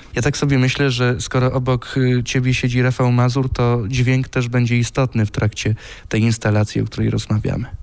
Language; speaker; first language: Polish; native; Polish